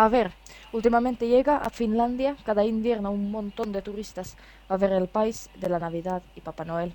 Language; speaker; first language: Spanish; non-native, fluent; Finnish